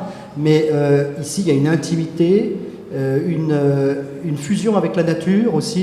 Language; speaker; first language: French; native; French